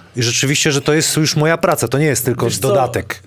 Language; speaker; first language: Polish; native; Polish